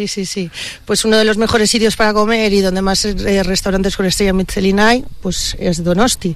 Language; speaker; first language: Spanish; native; Spanish